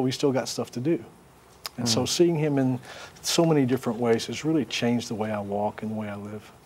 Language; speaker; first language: English; native; English